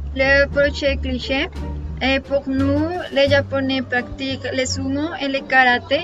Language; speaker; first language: French; non-native, learner; Spanish